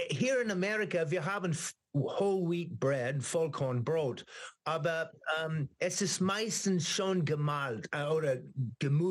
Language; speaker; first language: German; non-native, learner; English